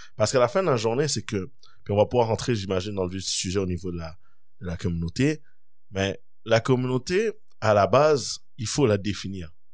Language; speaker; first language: French; early bilingual, other home language; Kabyle